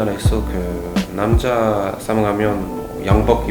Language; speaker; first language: Korean; non-native, learner; French